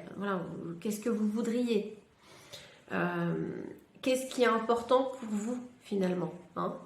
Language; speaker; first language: French; native; French